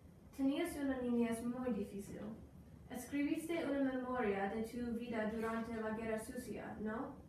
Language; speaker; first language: Spanish; non-native, learner; English